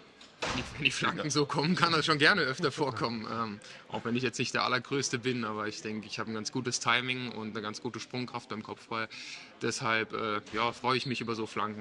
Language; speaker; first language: German; native; German